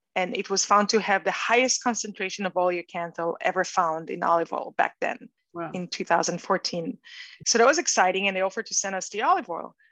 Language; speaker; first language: English; non-native, fluent; Hebrew